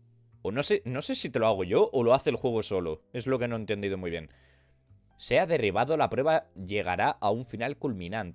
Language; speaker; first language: Spanish; native; Spanish